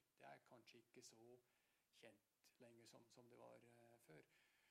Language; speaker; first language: Norwegian; non-native, fluent; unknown